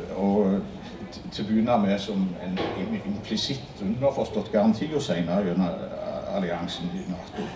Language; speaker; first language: Norwegian; native; Norwegian